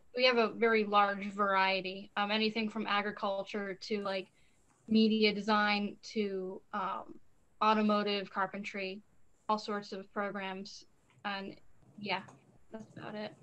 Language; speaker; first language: English; native; English